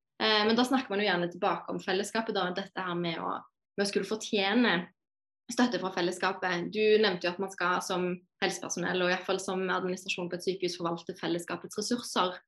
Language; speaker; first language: Norwegian; native; Norwegian